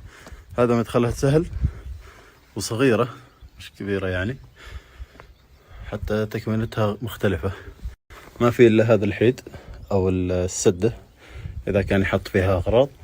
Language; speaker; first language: Arabic; native; Arabic